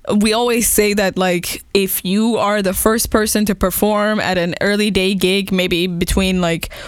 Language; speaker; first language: English; non-native, fluent; Persian